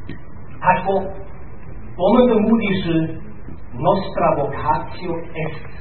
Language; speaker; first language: Chinese; non-native, fluent; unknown